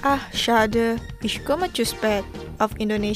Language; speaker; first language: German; non-native, fluent; Indonesian